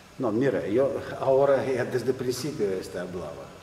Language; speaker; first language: Spanish; non-native, learner; Russian